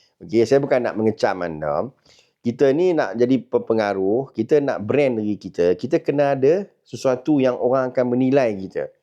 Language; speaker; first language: Malay; native; Malay